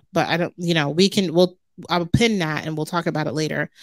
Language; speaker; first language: English; native; English